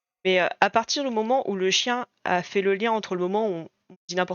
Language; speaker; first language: French; native; French